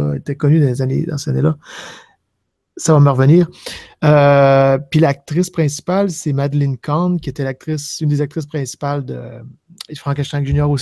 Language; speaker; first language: French; native; French